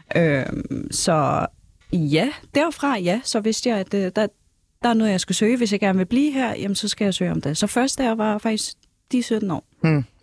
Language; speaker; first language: Danish; native; Danish